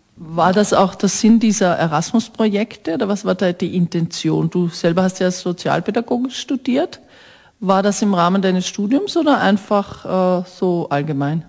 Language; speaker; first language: German; native; German